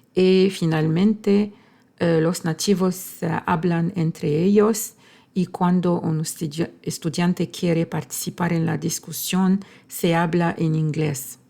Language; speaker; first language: Spanish; non-native, fluent; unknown